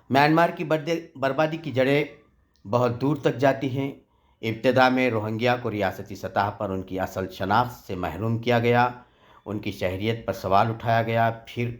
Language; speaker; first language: Urdu; native; Urdu